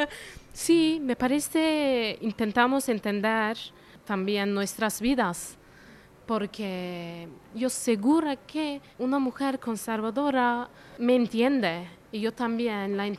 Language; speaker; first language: Spanish; non-native, fluent; Turkish